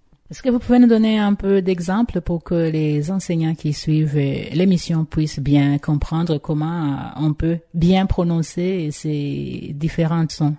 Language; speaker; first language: French; non-native, local second language; Rundi